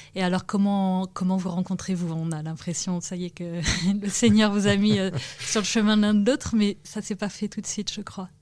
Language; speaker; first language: French; native; French